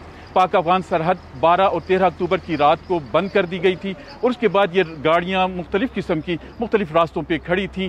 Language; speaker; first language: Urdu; non-native, local second language; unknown